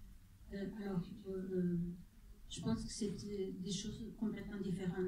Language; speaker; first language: French; non-native, fluent; Portuguese